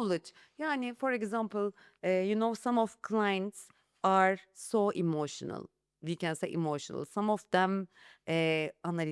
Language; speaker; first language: English; non-native, learner; Turkish